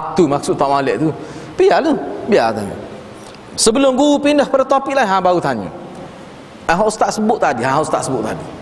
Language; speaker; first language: Malay; native; Malay